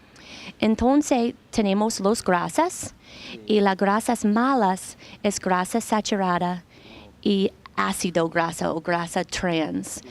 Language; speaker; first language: Spanish; non-native, learner; English